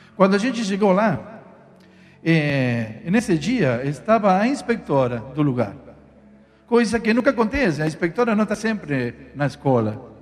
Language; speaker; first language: Portuguese; non-native, fluent; Spanish